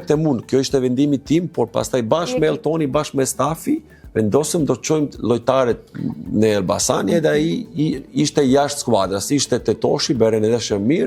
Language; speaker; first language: Albanian; non-native, learner; Serbian